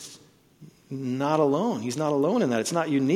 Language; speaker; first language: English; native; English